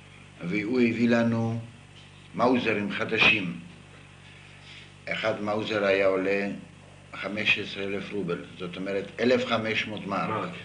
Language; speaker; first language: Hebrew; non-native, fluent; Yiddish